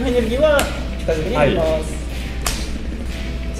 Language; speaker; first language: Japanese; native; Japanese